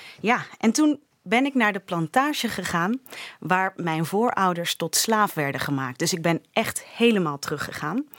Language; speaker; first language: Dutch; native; Dutch